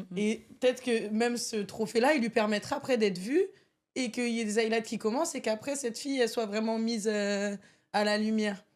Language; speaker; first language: French; native; French